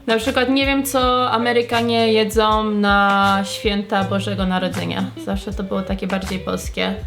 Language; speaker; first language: Polish; early bilingual, heritage; Polish